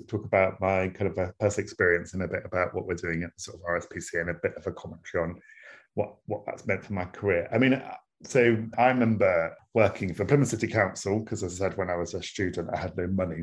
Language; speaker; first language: English; native; English